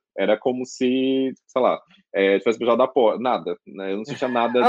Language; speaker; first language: Portuguese; native; Portuguese